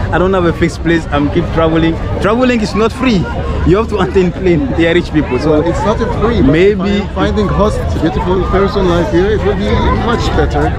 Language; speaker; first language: English; non-native, fluent; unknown